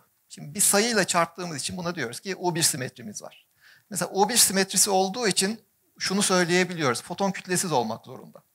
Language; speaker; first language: Turkish; native; Turkish